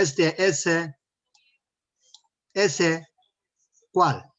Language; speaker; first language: Spanish; non-native, learner; Korean